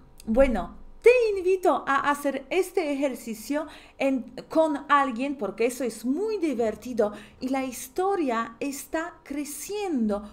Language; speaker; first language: Spanish; non-native, fluent; Polish